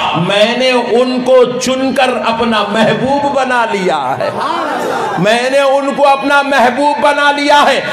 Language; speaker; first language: Urdu; native; Urdu